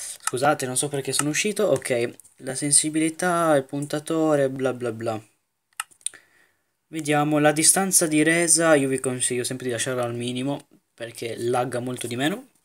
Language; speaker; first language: Italian; native; Italian